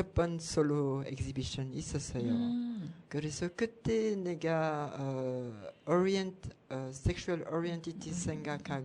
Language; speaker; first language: Korean; non-native, learner; French